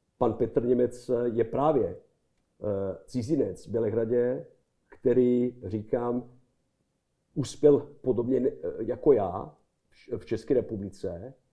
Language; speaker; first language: Czech; non-native, fluent; Serbian